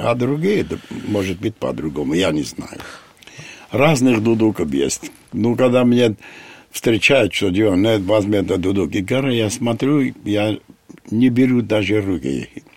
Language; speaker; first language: Russian; non-native, fluent; Armenian